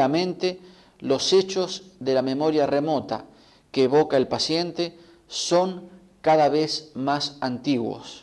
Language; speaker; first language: Spanish; native; Spanish